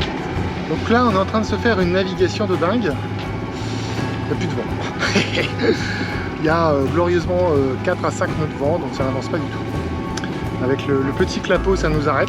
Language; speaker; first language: French; native; French